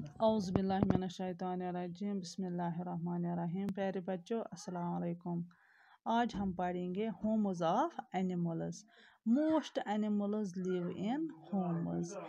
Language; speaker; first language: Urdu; non-native, local second language; Kashmiri